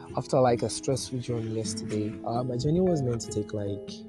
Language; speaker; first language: English; non-native, local second language; Yoruba